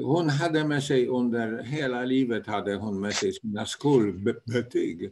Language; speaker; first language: Swedish; non-native, fluent; Polish